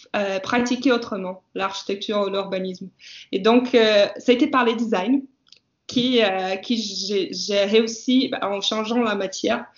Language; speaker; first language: French; non-native, fluent; Portuguese